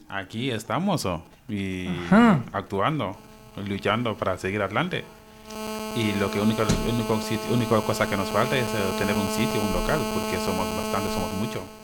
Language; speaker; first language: Spanish; non-native, fluent; Wolof